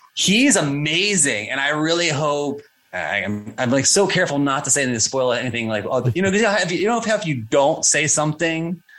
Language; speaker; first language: English; native; English